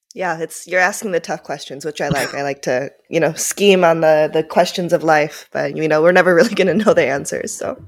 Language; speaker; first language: English; early bilingual, other home language; Japanese